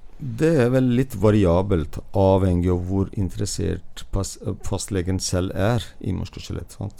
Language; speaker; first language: Norwegian; non-native, fluent; Hindi